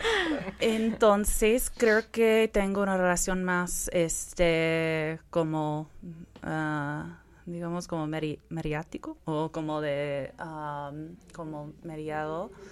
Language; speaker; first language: Spanish; non-native, fluent; English